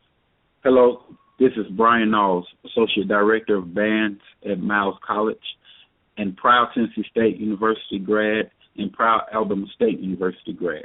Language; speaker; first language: English; native; English